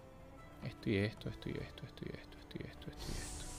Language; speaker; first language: Spanish; native; Spanish